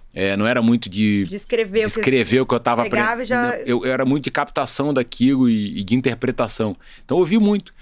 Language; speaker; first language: Portuguese; native; Portuguese